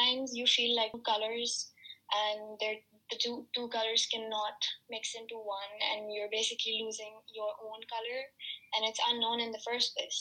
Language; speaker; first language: English; non-native, local second language; Urdu